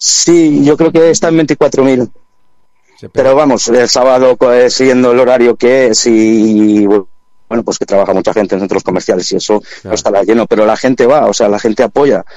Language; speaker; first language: Spanish; native; Spanish